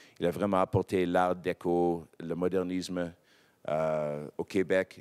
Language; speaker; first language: French; non-native, local second language; English